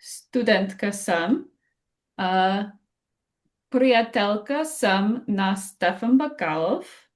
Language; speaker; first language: Bulgarian; non-native, learner; English